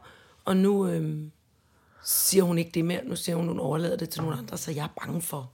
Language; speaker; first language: Danish; native; Danish